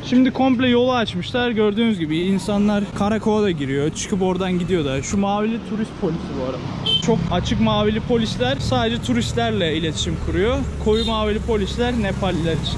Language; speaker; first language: Turkish; native; Turkish